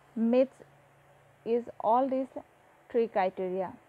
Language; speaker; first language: English; non-native, local second language; Assamese